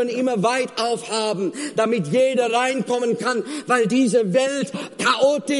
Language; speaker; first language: German; non-native, fluent; Afrikaans